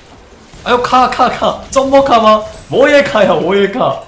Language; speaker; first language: Chinese; non-native, fluent; Korean